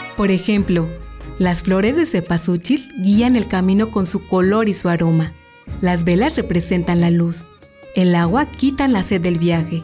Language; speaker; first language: Spanish; native; Spanish